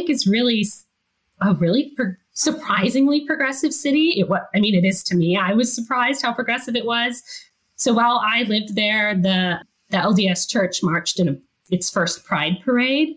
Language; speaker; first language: English; native; English